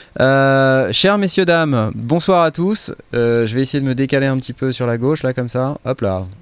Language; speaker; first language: French; native; French